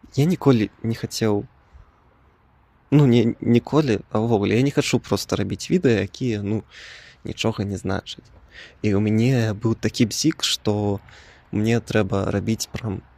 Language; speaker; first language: Belarusian; non-native, local second language; Russian